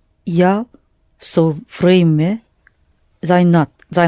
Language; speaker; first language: Russian; non-native, learner; English